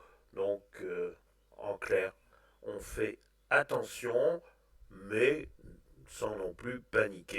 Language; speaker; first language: French; native; French